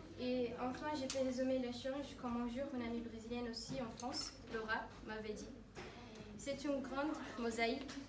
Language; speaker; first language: French; non-native, learner; Portuguese